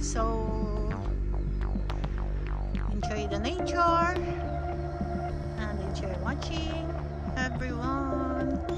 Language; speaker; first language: English; non-native, local second language; Filipino